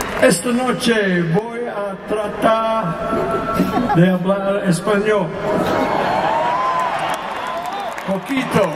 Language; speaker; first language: Spanish; non-native, learner; English